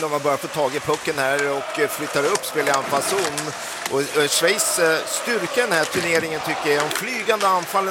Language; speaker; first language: Swedish; native; Swedish